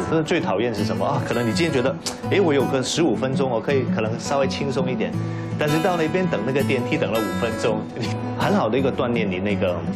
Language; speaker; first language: Chinese; non-native, local second language; Cantonese